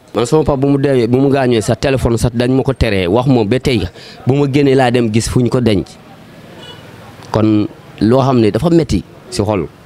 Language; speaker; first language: Wolof; non-native, local second language; Jola-Fonyi